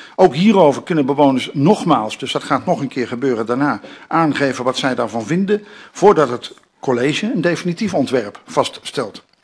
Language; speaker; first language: Dutch; native; Dutch